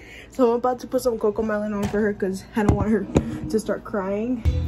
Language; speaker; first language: English; early bilingual, other home language; Spanish